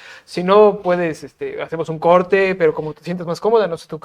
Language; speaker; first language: Spanish; native; Spanish